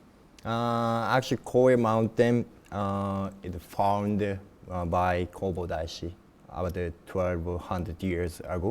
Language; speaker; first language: English; non-native, learner; Japanese